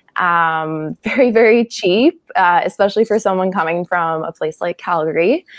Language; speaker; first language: English; native; English